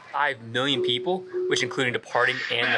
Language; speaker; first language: English; native; English